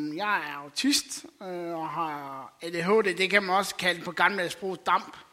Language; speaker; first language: Danish; native; Danish